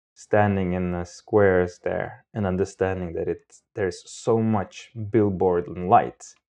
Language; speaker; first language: English; non-native, fluent; Romanian